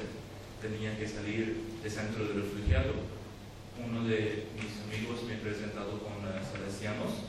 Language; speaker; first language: Spanish; non-native, learner; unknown